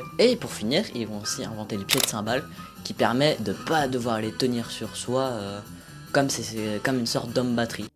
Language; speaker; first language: French; native; French